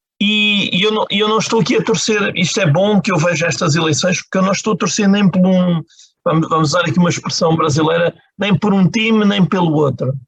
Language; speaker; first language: Portuguese; native; Portuguese